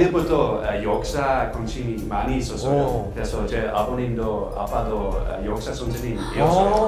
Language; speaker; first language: Korean; non-native, learner; Dutch